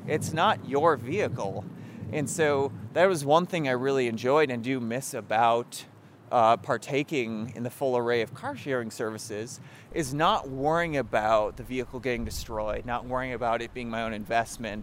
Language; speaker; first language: English; native; English